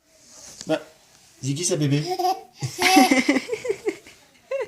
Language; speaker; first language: French; native; French